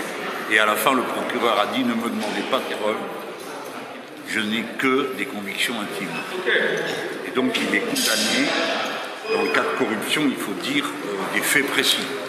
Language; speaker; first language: French; native; French